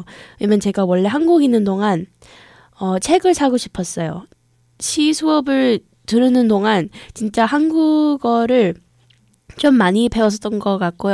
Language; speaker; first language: Korean; early bilingual, heritage; English